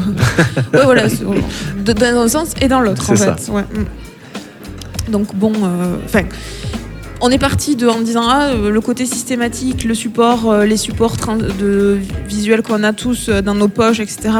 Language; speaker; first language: French; native; French